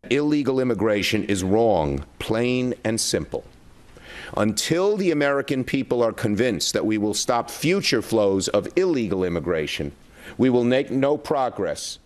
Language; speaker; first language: English; native; English